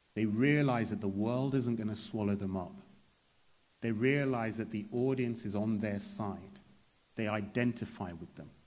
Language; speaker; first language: English; native; English